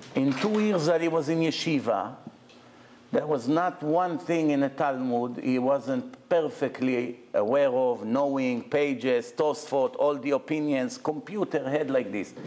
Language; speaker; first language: English; non-native, fluent; Hebrew